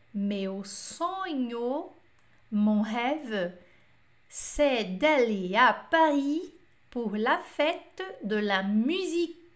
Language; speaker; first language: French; non-native, fluent; Portuguese